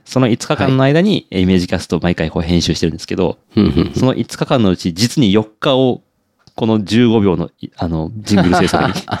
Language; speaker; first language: Japanese; native; Japanese